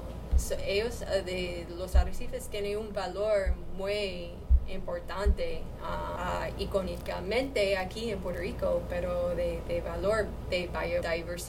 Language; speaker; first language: Spanish; non-native, learner; English